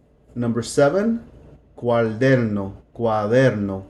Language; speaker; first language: Spanish; non-native, fluent; English